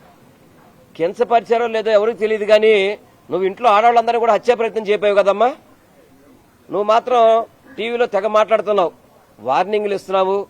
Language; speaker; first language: Telugu; native; Telugu